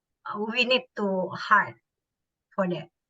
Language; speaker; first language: English; non-native, learner; Indonesian